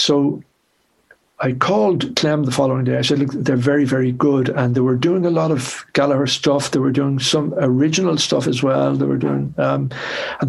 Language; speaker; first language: English; native; English